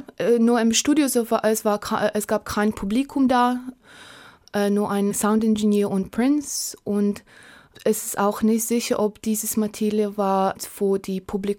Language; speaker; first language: German; non-native, learner; Polish